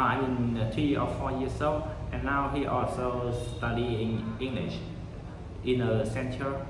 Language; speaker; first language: English; non-native, learner; Vietnamese